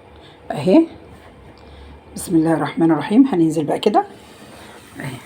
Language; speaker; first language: Arabic; native; Arabic